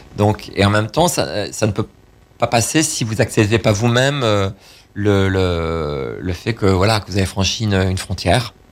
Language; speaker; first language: French; native; French